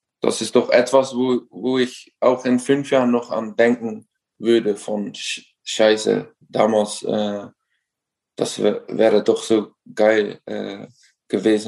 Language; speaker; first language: German; non-native, fluent; Dutch